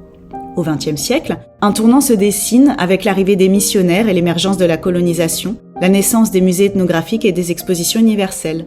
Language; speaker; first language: French; native; French